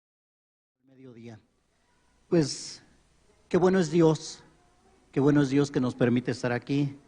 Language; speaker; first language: Spanish; native; Spanish